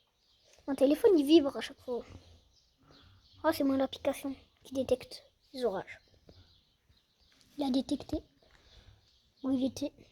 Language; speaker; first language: French; native; French